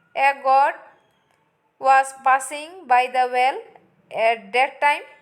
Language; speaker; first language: English; non-native, local second language; Assamese